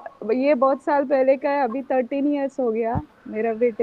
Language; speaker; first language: Hindi; non-native, local second language; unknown